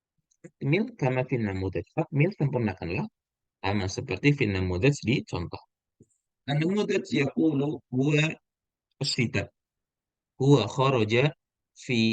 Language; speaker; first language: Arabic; non-native, fluent; Indonesian